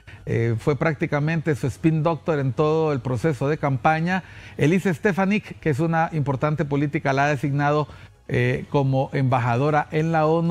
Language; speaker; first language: Spanish; native; Spanish